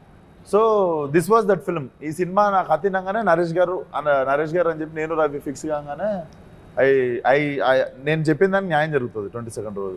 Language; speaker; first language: Telugu; native; Telugu